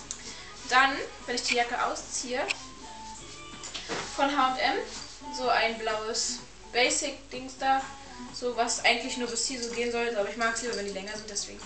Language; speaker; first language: German; native; German